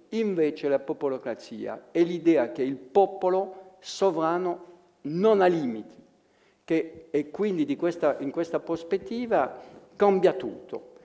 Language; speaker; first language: Italian; non-native, fluent; French